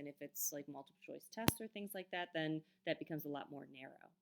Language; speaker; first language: English; native; English